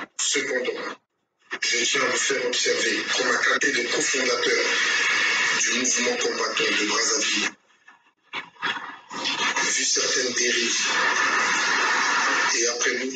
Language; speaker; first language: French; non-native, local second language; Lingala